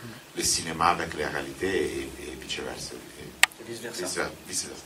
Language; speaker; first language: French; non-native, fluent; Italian